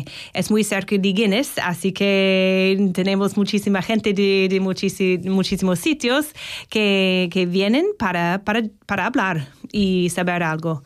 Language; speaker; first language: Spanish; non-native, learner; English